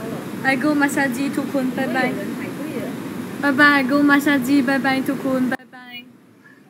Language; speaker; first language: English; non-native, learner; Chinese